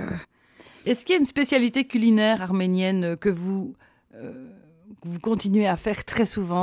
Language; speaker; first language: French; native; French